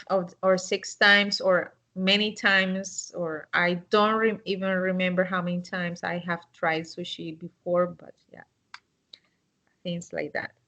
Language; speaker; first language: English; non-native, fluent; Spanish